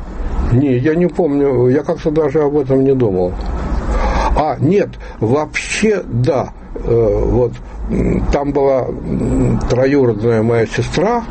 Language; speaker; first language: Russian; native; Russian